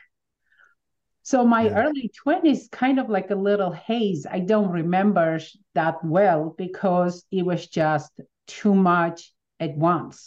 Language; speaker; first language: English; non-native, fluent; Armenian